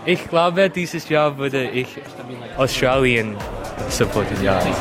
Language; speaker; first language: German; non-native, learner; Cantonese